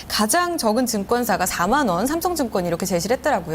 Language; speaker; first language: Korean; native; Korean